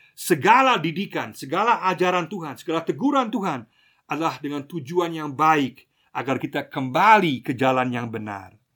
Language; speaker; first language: Indonesian; non-native, fluent; German